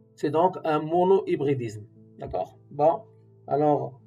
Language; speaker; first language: French; non-native, local second language; Arabic